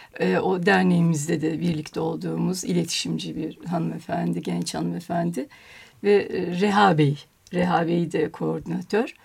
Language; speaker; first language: Turkish; native; Turkish